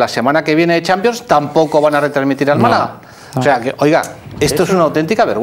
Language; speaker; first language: Spanish; native; Spanish